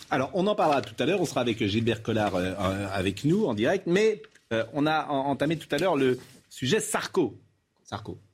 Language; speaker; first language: French; native; French